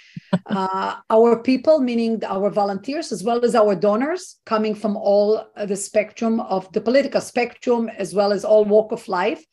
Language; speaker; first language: English; non-native, fluent; Hebrew